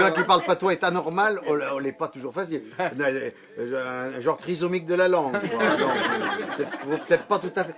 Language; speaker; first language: French; native; French